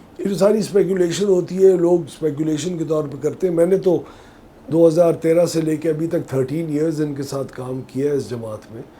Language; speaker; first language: Urdu; native; Urdu